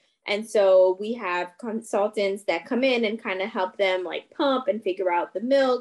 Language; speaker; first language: English; non-native, fluent; French